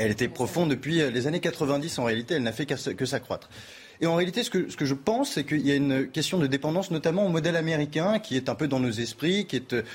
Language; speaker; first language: French; native; French